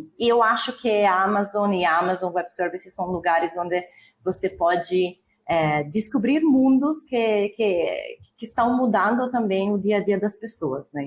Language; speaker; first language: Portuguese; non-native, fluent; Italian